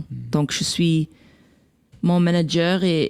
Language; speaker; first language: French; non-native, local second language; Dutch